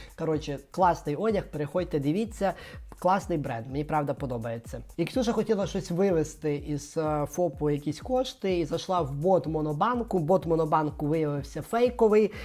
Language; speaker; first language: Ukrainian; non-native, local second language; Russian